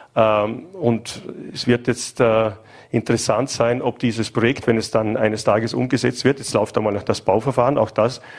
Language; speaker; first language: German; native; German